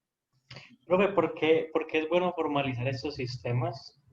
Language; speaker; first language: Spanish; native; Spanish